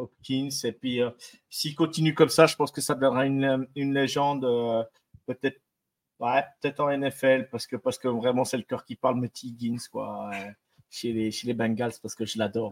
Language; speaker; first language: French; native; French